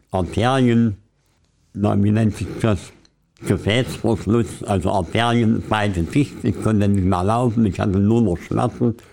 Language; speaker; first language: German; native; German